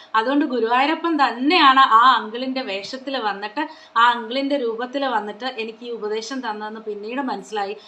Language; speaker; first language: Malayalam; non-native, local second language; Konkani